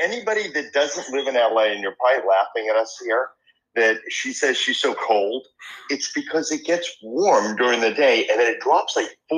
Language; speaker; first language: English; early bilingual, other home language; Spanish